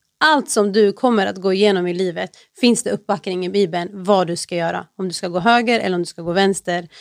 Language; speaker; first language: Swedish; early bilingual, other home language; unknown